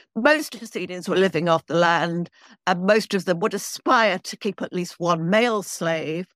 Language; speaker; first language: English; native; English